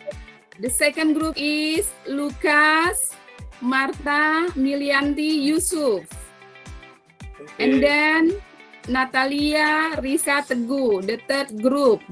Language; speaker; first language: English; non-native, learner; Indonesian